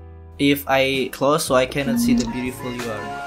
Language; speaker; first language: English; non-native, learner; Indonesian